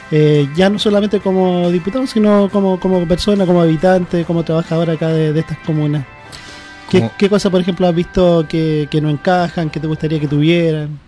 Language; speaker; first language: Spanish; native; Spanish